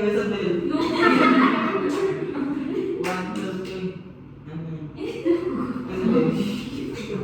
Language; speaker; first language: English; non-native, learner; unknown